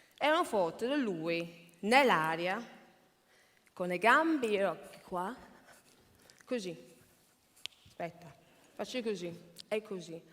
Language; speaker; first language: Italian; non-native, fluent; English